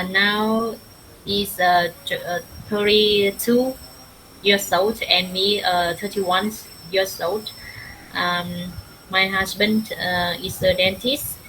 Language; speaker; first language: English; non-native, learner; Vietnamese